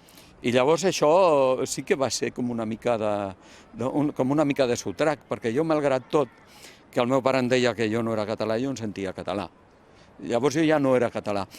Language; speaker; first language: Catalan; non-native, local second language; Spanish